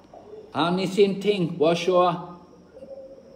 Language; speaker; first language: Chinese; non-native, fluent; English